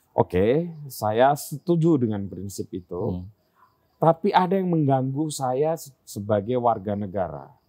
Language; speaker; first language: Indonesian; native; Indonesian